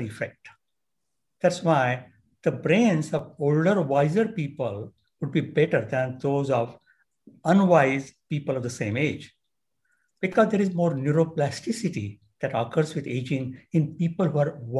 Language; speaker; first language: English; non-native, local second language; Marathi